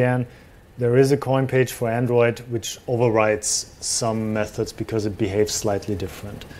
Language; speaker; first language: English; non-native, fluent; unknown